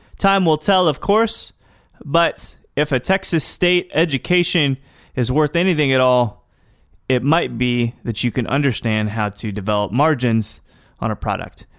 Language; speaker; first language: English; native; English